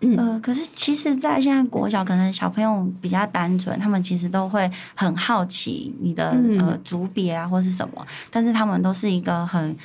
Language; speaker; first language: Chinese; native; Chinese